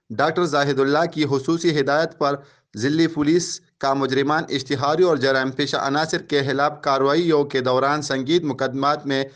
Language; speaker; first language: Urdu; non-native, local second language; Pashto